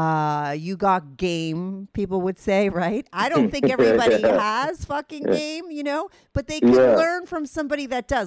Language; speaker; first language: English; native; English